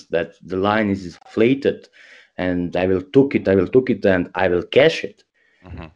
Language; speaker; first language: English; non-native, learner; Croatian